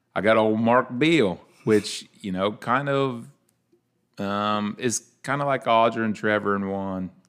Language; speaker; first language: English; native; English